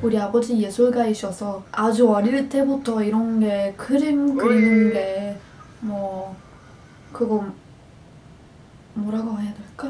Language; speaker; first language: Korean; non-native, fluent; Portuguese